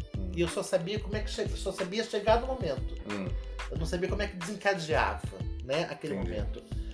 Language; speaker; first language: Portuguese; native; Portuguese